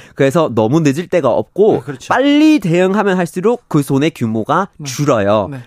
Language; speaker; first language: Korean; non-native, fluent; English